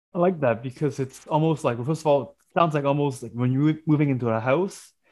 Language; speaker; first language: English; non-native, local second language; Cantonese